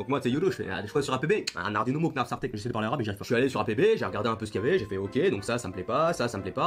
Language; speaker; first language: French; native; French